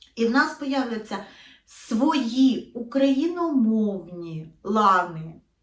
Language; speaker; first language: Ukrainian; native; Ukrainian